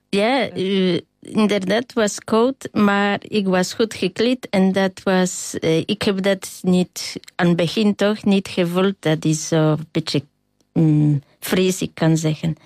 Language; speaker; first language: Dutch; non-native, learner; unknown